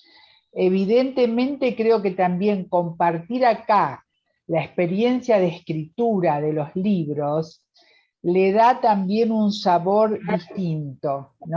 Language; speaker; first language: Spanish; native; Spanish